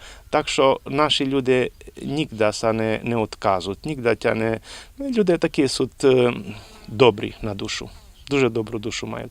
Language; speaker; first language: Ukrainian; early bilingual, heritage; Rusyn